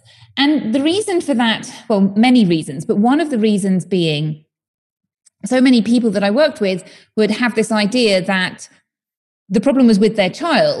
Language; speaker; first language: English; native; English